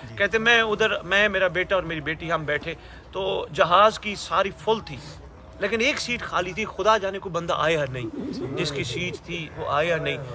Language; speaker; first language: Urdu; non-native, local second language; Punjabi